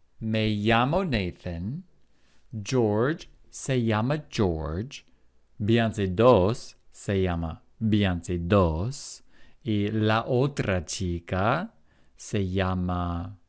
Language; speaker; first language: Spanish; non-native, fluent; English